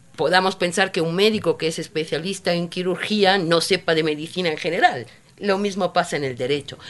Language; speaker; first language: Spanish; non-native, fluent; Italian